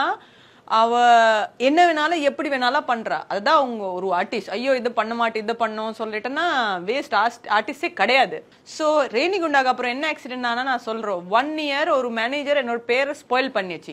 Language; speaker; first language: Tamil; non-native, learner; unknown